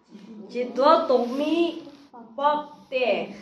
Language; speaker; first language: French; non-native, learner; Tibetan